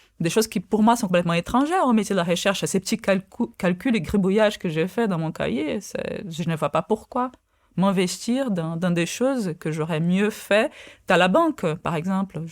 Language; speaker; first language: French; non-native, fluent; Portuguese